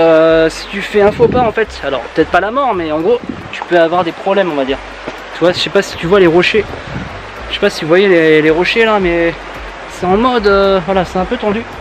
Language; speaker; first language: French; native; French